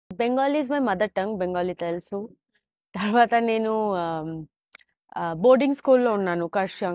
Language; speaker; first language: Telugu; non-native, local second language; Bangla